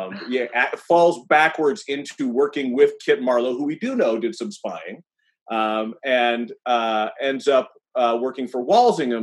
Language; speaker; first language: English; native; English